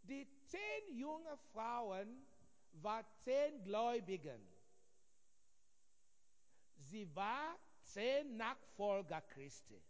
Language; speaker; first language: German; non-native, fluent; Igbo